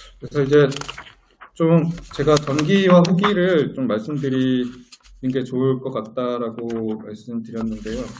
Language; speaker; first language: Korean; native; Korean